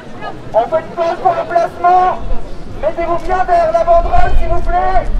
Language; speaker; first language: French; native; French